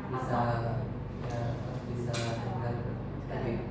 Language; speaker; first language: Indonesian; non-native, learner; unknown